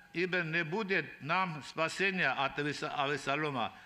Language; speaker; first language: Russian; non-native, local second language; Armenian